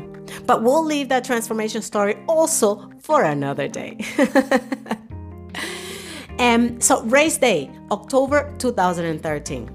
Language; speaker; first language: English; early bilingual, other home language; Spanish